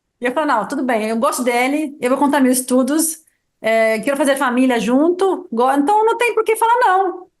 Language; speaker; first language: Portuguese; non-native, fluent; Arabic